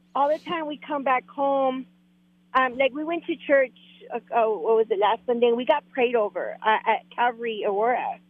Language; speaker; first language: English; non-native, fluent; Spanish